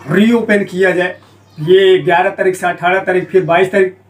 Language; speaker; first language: Hindi; native; Hindi